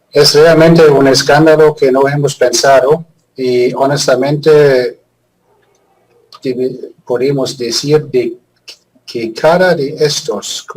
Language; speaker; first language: Spanish; non-native, fluent; German